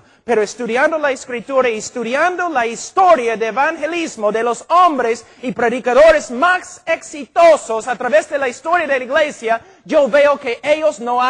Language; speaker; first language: Spanish; non-native, fluent; English